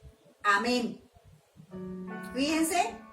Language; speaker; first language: Spanish; native; Spanish